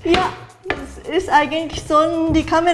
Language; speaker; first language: German; non-native, fluent; Japanese